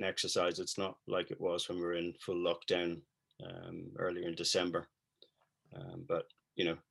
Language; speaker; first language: English; native; English